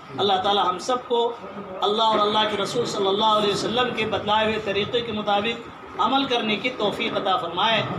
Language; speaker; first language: Urdu; native; Urdu